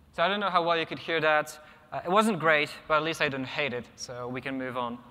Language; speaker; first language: English; non-native, fluent; Polish